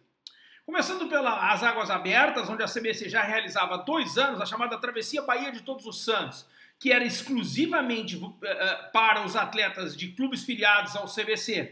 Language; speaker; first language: Portuguese; native; Portuguese